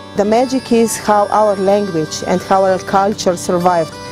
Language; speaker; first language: English; non-native, fluent; Slovenian